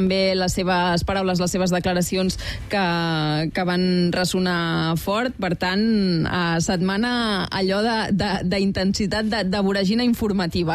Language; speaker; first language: Catalan; native; Catalan